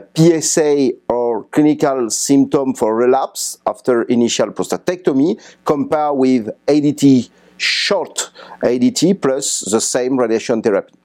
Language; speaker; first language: English; non-native, fluent; French